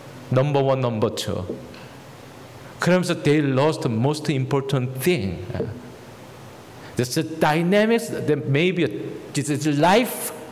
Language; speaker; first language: English; non-native, fluent; Korean